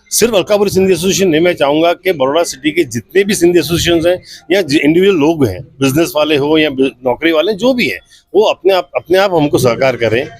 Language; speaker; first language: Hindi; non-native, local second language; Sindhi